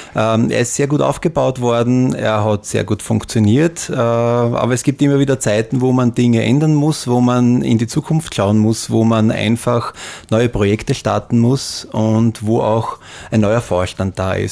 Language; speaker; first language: German; native; German